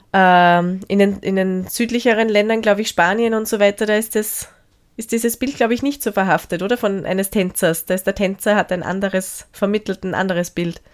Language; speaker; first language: German; native; German